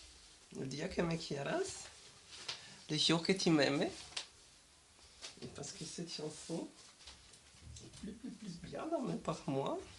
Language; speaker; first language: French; non-native, learner; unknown